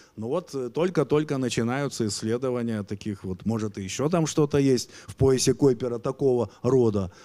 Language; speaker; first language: Russian; native; Russian